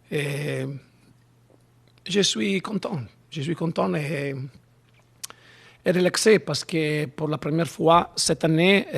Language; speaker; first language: French; non-native, learner; Italian